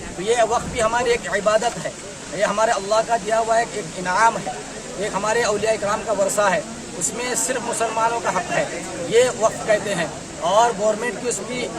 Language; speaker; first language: Urdu; native; Urdu